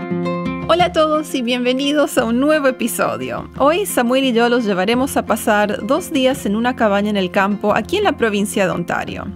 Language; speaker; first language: Spanish; native; Spanish